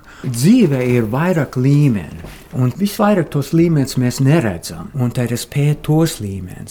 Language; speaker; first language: Latvian; early bilingual, heritage; Latvian